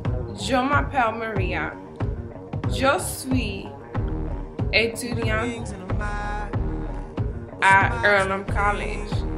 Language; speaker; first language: French; non-native, learner; English